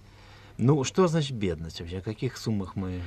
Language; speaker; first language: Russian; native; Russian